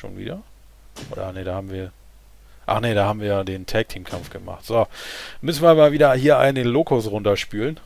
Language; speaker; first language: German; native; German